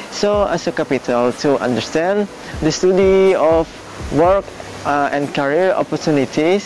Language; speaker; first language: English; non-native, learner; Indonesian